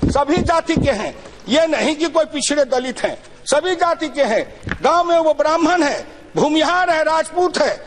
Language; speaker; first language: Hindi; non-native, local second language; Maithili